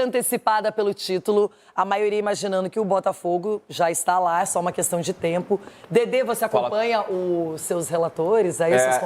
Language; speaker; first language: Portuguese; native; Portuguese